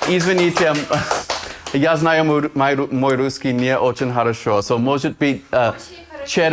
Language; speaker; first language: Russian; non-native, learner; English